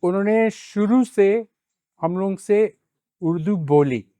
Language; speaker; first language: Urdu; native; Urdu